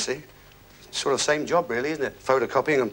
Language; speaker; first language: English; native; English